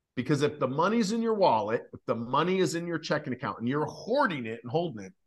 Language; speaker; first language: English; native; English